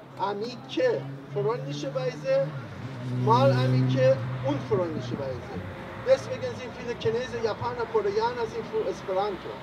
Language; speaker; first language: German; non-native, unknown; Persian